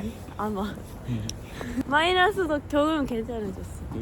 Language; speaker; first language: Korean; non-native, fluent; Japanese